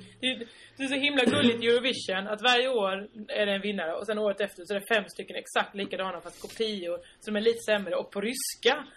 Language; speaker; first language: Swedish; native; Swedish